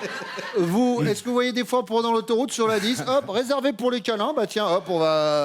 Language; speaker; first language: French; native; French